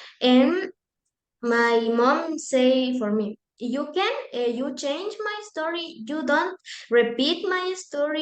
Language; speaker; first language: English; non-native, learner; Spanish